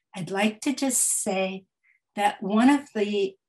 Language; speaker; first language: English; early bilingual, other home language; Spanish